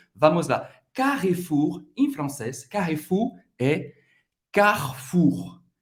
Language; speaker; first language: Portuguese; non-native, fluent; French